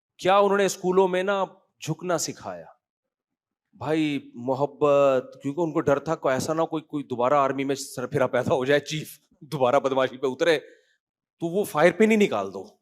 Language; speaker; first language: Urdu; native; Urdu